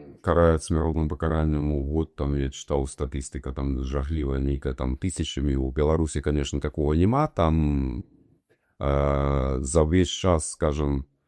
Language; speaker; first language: Belarusian; non-native, local second language; Russian